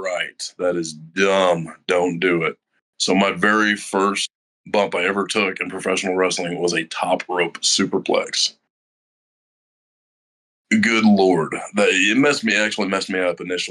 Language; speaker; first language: English; native; English